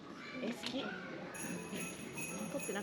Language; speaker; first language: Japanese; native; Japanese